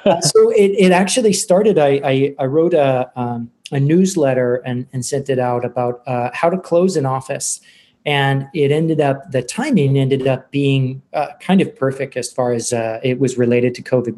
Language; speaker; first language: English; native; English